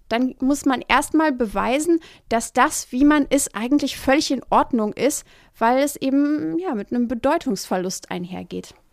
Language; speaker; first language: German; native; German